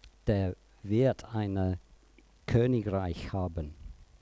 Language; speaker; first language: German; non-native, fluent; English